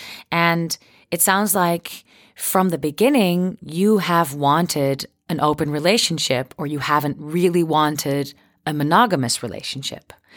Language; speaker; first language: English; non-native, fluent; Dutch